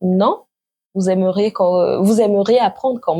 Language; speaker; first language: French; native; French